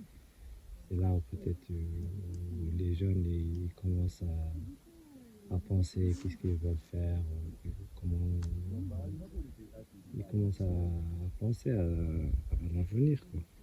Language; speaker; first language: French; non-native, local second language; Arabic